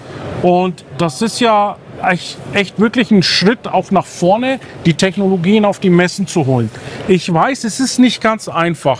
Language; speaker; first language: German; native; German